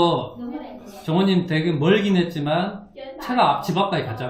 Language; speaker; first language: Korean; native; Korean